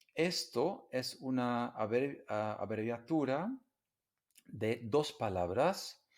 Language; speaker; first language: Spanish; non-native, fluent; English